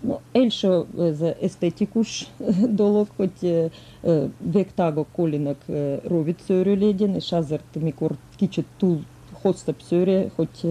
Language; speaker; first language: Hungarian; non-native, fluent; Russian